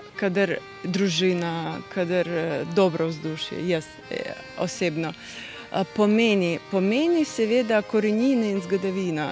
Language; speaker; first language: Slovenian; non-native, fluent; Russian